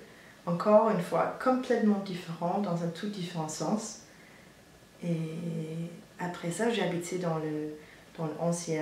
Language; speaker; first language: French; non-native, fluent; Danish